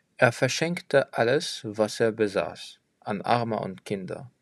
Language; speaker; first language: German; non-native, fluent; French